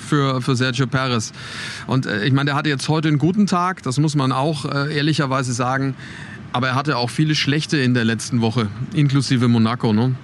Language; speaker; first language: German; native; German